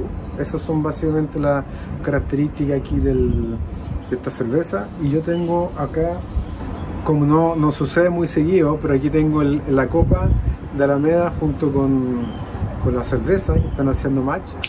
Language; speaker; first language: Spanish; native; Spanish